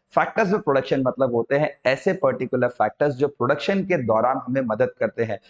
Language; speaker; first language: Hindi; native; Hindi